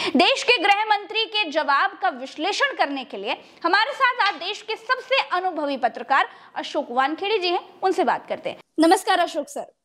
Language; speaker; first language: Hindi; native; Hindi